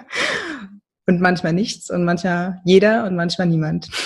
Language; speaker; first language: German; native; German